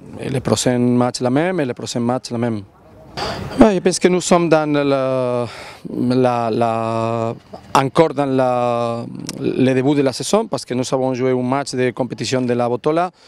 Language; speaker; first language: French; non-native, learner; Catalan